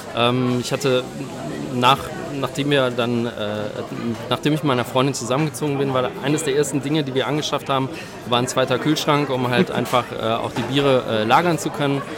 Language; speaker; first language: German; native; German